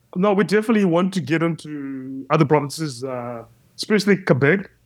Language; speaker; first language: English; non-native, local second language; Shona